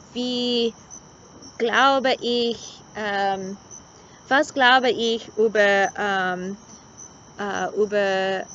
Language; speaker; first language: German; non-native, learner; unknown